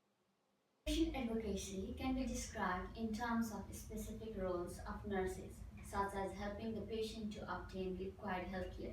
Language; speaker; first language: English; non-native, fluent; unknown